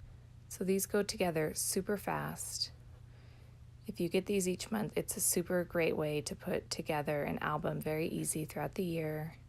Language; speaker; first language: English; native; English